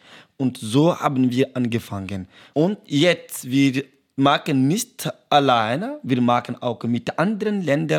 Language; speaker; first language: German; non-native, learner; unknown